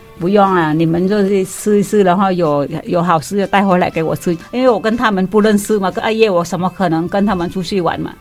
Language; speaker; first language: Chinese; non-native, fluent; Vietnamese